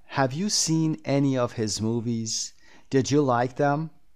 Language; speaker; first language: English; non-native, fluent; Persian